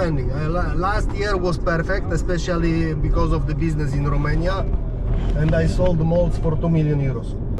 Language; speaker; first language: English; non-native, fluent; Polish